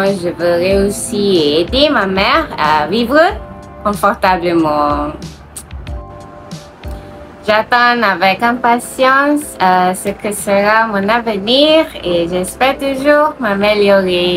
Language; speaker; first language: French; non-native, learner; Malay